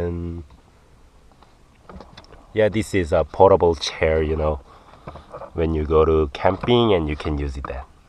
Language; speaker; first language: English; non-native, learner; Korean